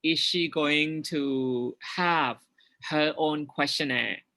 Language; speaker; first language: English; non-native, fluent; Thai